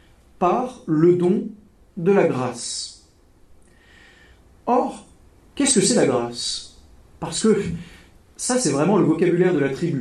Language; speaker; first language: French; native; French